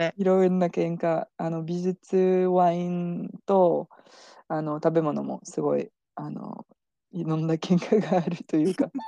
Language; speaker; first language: Japanese; non-native, fluent; French